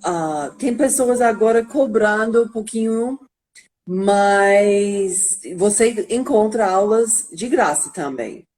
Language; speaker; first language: Portuguese; non-native, fluent; English